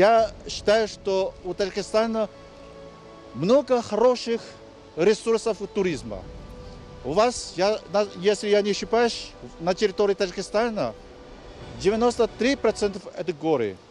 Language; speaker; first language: Russian; non-native, fluent; Chinese